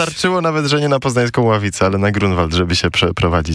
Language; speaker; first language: Polish; native; Polish